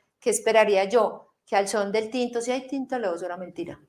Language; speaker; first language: Spanish; native; Spanish